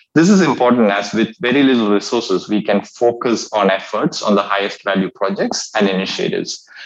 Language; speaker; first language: English; non-native, local second language; Malayalam